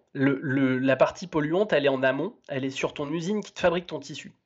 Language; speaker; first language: French; native; French